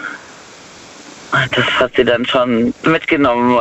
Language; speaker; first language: German; native; German